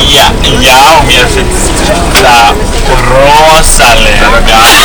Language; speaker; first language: Icelandic; non-native, learner; English